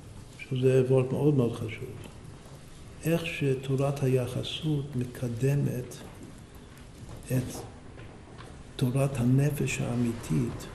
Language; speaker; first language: Hebrew; non-native, fluent; English